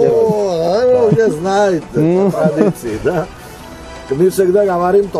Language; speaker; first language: Russian; non-native, learner; Georgian